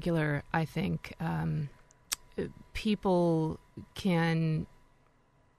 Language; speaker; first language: English; native; English